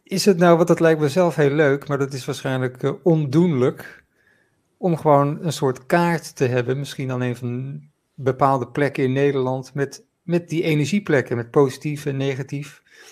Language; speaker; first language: Dutch; native; Dutch